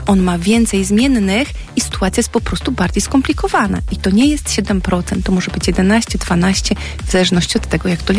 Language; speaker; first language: Polish; native; Polish